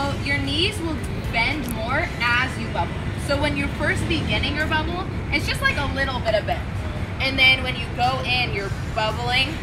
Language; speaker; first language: English; native; English